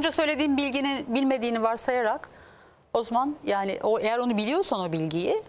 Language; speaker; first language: Turkish; native; Turkish